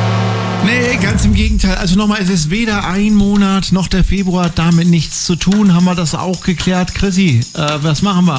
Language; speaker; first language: German; native; German